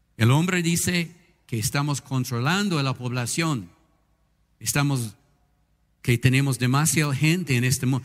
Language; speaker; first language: Spanish; non-native, fluent; English